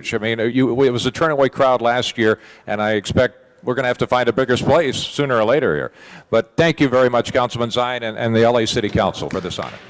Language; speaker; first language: English; native; English